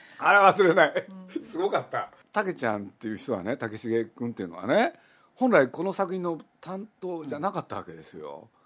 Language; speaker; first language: Japanese; native; Japanese